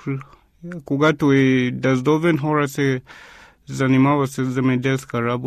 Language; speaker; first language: Bulgarian; non-native, fluent; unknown